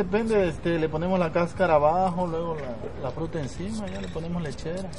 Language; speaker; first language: Spanish; native; Spanish